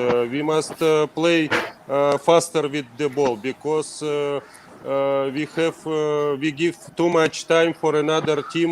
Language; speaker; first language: English; non-native, learner; Russian